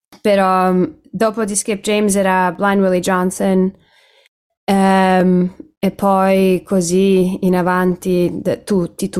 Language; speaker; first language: Italian; early bilingual, heritage; Italian